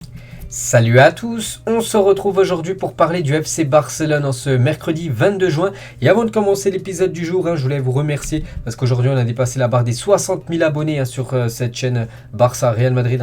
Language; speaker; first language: French; native; French